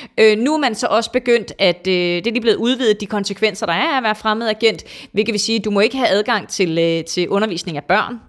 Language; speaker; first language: Danish; native; Danish